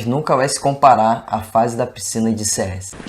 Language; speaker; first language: Portuguese; native; Portuguese